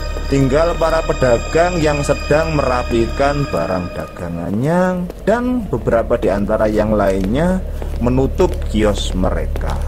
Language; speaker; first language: Indonesian; native; Indonesian